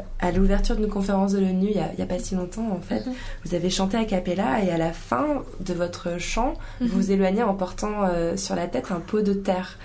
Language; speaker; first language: French; native; French